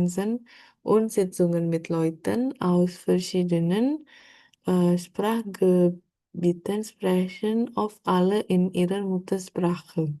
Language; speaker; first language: German; non-native, learner; Indonesian